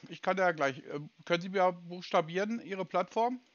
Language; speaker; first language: German; native; German